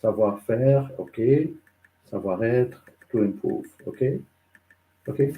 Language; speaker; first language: French; native; French